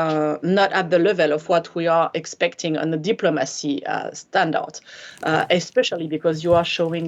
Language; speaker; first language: English; non-native, fluent; French